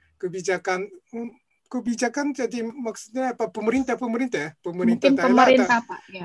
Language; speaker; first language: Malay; non-native, fluent; Japanese